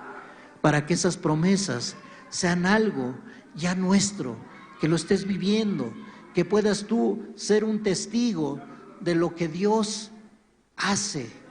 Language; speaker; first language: Spanish; native; Spanish